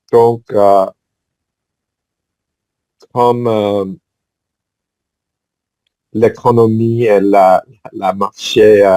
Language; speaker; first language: French; non-native, fluent; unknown